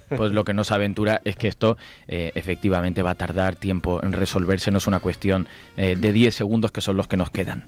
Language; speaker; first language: Spanish; native; Spanish